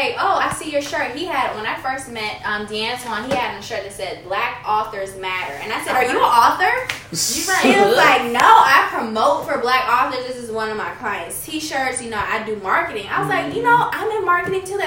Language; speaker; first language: English; native; English